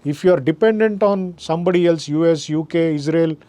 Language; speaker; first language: English; non-native, local second language; Kannada